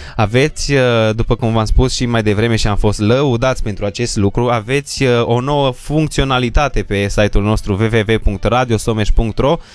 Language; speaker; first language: Romanian; native; Romanian